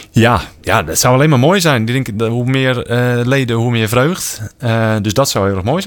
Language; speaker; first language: Dutch; native; Dutch